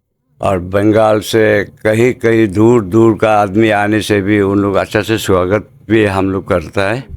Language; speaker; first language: Hindi; non-native, local second language; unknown